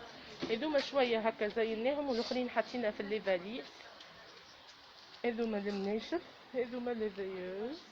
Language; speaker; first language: Arabic; native; Arabic